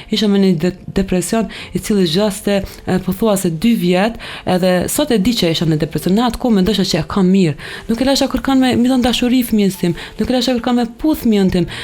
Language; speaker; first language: Albanian; early bilingual, heritage; Albanian